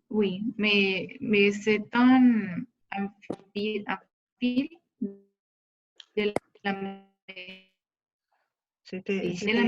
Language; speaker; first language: French; non-native, learner; Spanish